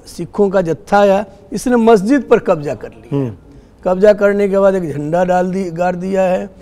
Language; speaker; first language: Hindi; native; Hindi